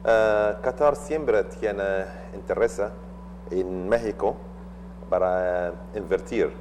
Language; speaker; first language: Spanish; non-native, learner; Arabic